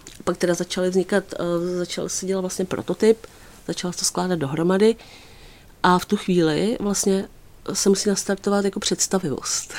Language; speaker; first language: Czech; native; Czech